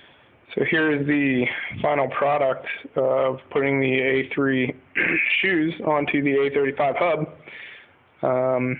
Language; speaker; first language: English; native; English